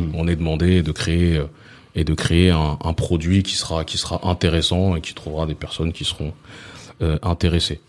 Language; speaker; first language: French; early bilingual, other home language; Lingala